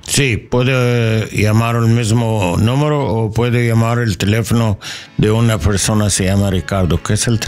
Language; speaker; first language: Spanish; non-native, learner; English